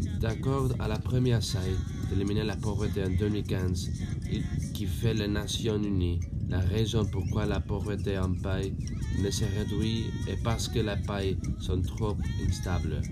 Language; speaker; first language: French; non-native, learner; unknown